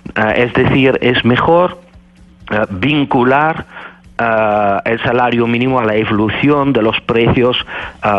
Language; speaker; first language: Spanish; non-native, fluent; Dutch